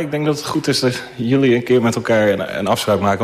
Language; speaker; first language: Dutch; native; Dutch